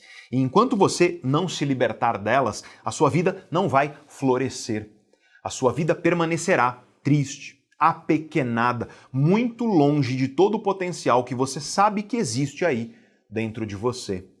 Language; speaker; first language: Portuguese; native; Portuguese